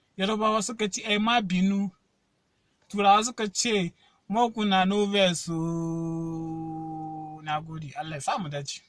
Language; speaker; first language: Hausa; non-native, local second language; Yoruba